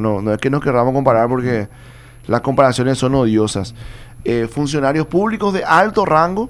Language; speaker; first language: Spanish; native; Spanish